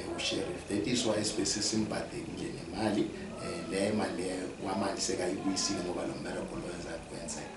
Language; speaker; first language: Zulu; non-native, local second language; Northern Sotho